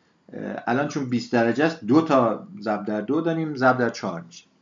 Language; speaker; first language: Persian; native; Persian